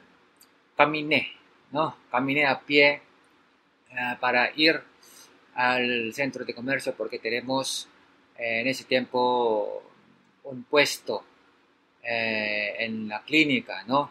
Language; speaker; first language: Spanish; non-native, learner; Filipino